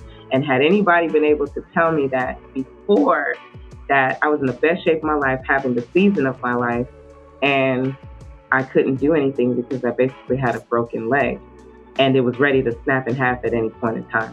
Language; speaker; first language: English; native; English